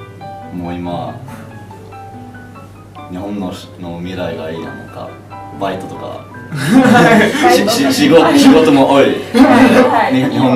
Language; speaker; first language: Japanese; non-native, learner; English